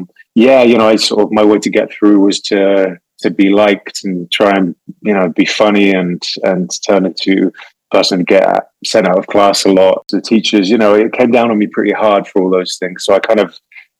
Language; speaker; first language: English; native; English